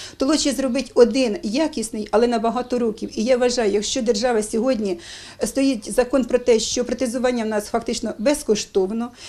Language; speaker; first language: Ukrainian; native; Ukrainian